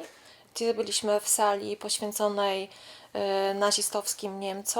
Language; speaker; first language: Polish; native; Polish